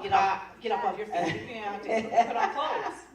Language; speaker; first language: English; native; English